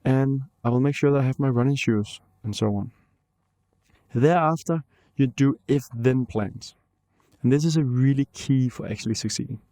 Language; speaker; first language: English; non-native, fluent; Danish